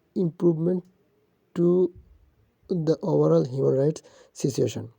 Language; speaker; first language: English; non-native, local second language; Bangla